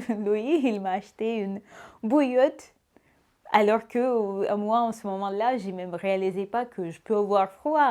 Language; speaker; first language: French; non-native, fluent; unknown